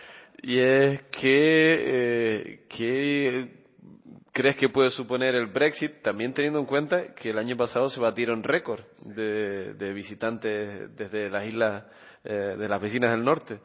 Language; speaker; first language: Spanish; native; Spanish